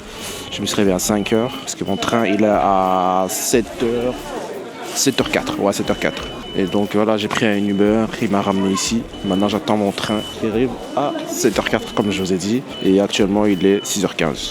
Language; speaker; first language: French; native; French